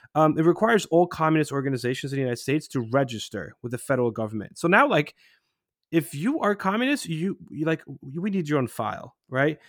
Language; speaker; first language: English; non-native, fluent; Polish